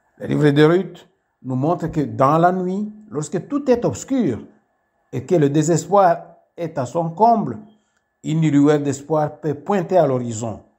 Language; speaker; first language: French; non-native, local second language; Kinyarwanda